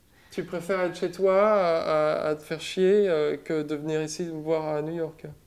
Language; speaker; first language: French; native; French